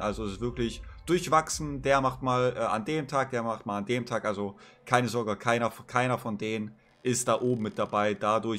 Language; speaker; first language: German; native; German